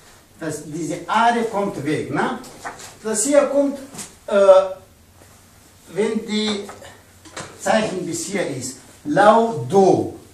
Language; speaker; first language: German; non-native, fluent; Pashto